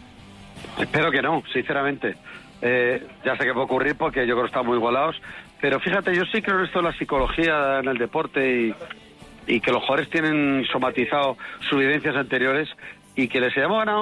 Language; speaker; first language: Spanish; native; Spanish